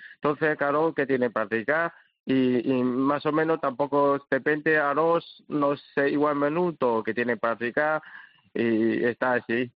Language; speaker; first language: Spanish; non-native, learner; Chinese